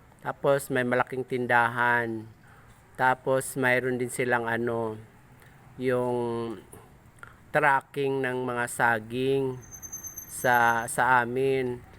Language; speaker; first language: Filipino; non-native, local second language; Cebuano